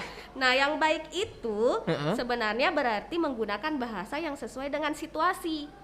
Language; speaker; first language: Indonesian; native; Indonesian